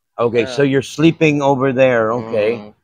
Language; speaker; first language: English; native; English